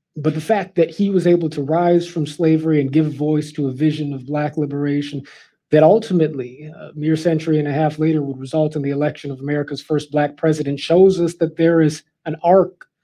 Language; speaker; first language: English; native; English